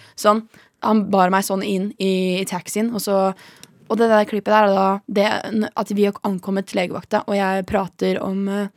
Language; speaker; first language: Norwegian; native; Norwegian